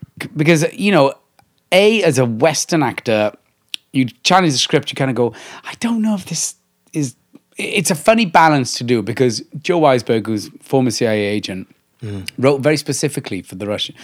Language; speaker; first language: English; native; English